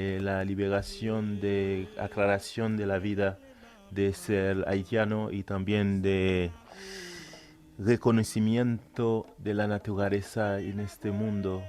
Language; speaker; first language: Spanish; non-native, fluent; Haitian Creole